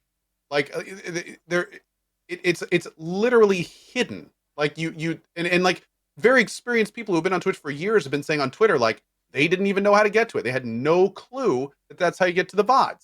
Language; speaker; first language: English; native; English